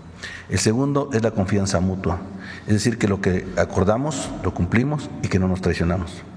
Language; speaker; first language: Spanish; native; Spanish